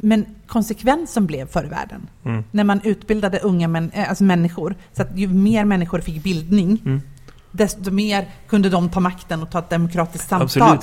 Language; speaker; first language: Swedish; native; Swedish